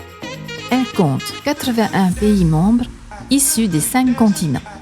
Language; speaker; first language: French; native; French